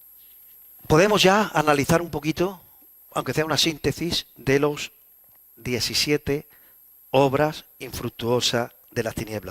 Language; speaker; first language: Spanish; native; Spanish